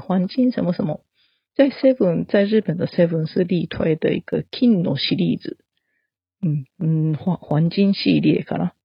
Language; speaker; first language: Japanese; non-native, fluent; Chinese